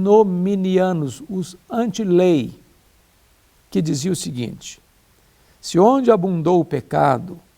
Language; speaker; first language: Portuguese; native; Portuguese